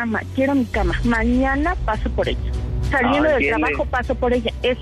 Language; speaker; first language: Spanish; native; Spanish